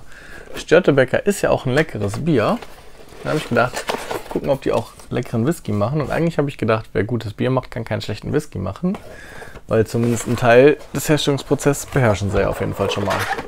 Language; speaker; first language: German; native; German